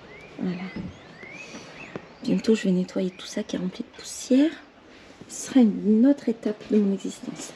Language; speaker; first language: French; native; French